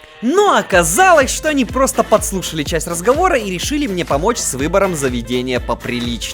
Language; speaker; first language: Russian; native; Russian